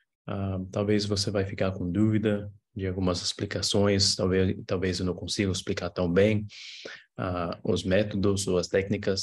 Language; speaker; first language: Portuguese; non-native, fluent; English